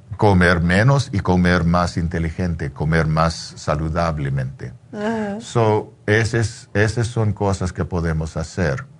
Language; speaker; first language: Spanish; early bilingual, heritage; English